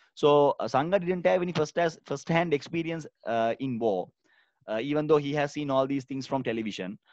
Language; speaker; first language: English; non-native, local second language; Sinhala